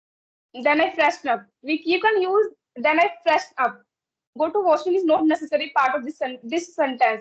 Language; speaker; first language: English; non-native, local second language; Hindi